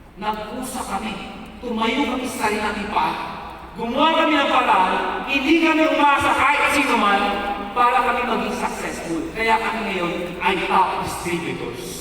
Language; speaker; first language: Filipino; native; Filipino